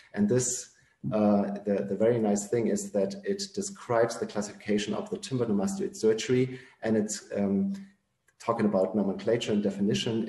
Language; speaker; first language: English; non-native, fluent; German